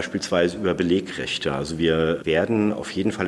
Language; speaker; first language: German; native; German